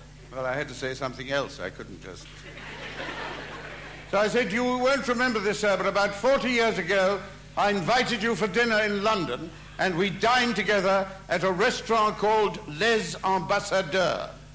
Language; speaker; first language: English; early bilingual, other home language; German